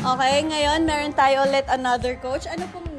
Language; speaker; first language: Filipino; native; Filipino